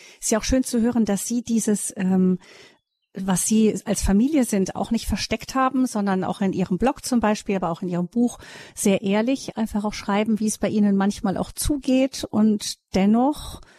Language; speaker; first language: German; native; German